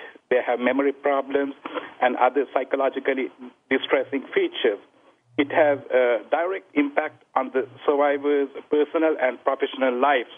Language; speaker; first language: English; non-native, local second language; Sinhala